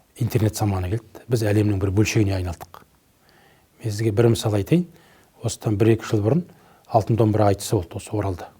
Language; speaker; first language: Kazakh; native; Kazakh